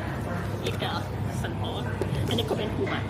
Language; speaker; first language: English; non-native, learner; Thai